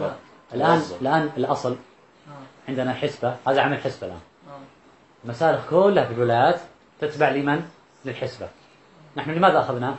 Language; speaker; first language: Arabic; native; Arabic